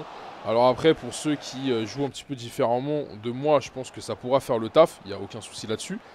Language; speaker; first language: French; native; French